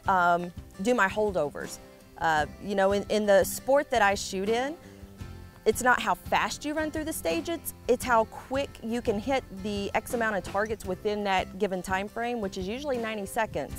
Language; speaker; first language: English; native; English